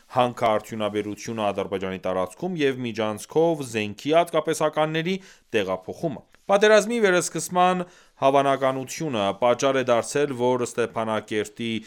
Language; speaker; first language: Armenian; early bilingual, heritage; Armenian